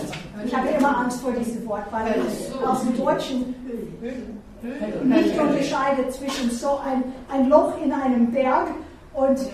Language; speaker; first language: German; non-native, fluent; English